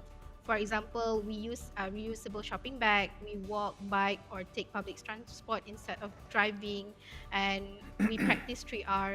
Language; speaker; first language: English; non-native, fluent; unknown